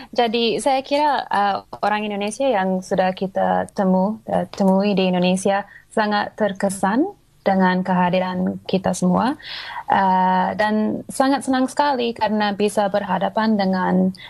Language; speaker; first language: Indonesian; non-native, fluent; English